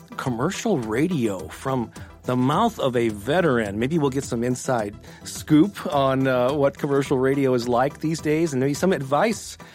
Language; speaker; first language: English; native; English